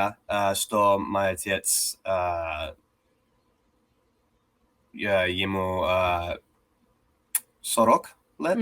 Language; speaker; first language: Russian; non-native, learner; English